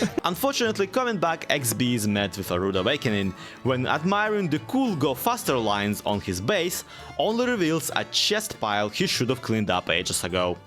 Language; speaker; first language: English; native; English